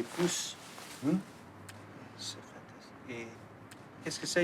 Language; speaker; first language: French; non-native, learner; English